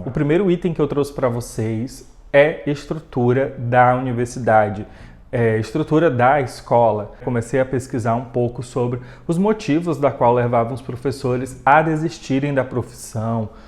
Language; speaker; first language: Portuguese; native; Portuguese